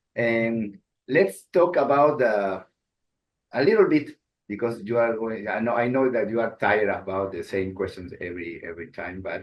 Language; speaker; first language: English; non-native, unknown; Spanish